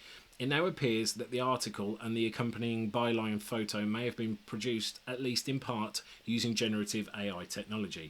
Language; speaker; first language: English; native; English